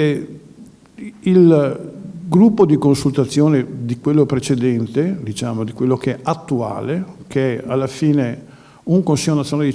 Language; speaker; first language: Italian; native; Italian